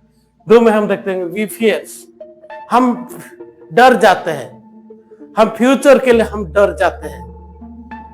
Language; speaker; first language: Hindi; non-native, local second language; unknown